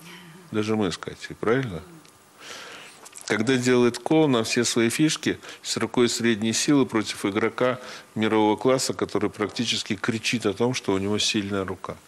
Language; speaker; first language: Russian; native; Russian